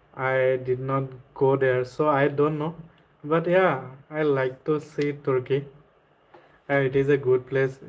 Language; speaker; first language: English; non-native, local second language; Assamese